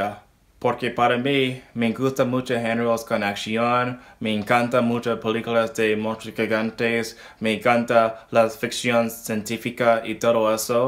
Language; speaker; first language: Spanish; non-native, learner; English